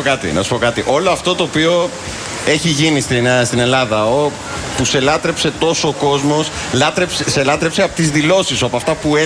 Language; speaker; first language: Greek; native; Greek